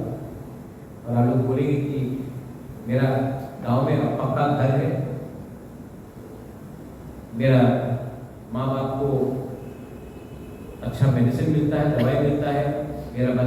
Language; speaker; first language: Hindi; non-native, local second language; Kok Borok